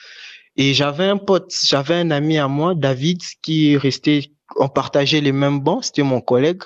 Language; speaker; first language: French; non-native, local second language; Lingala